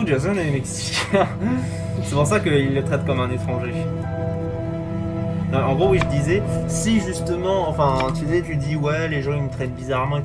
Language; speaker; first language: French; native; French